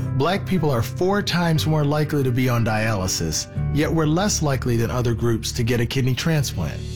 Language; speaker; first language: English; native; English